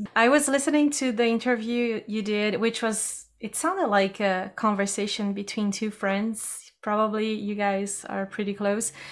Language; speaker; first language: English; non-native, fluent; Portuguese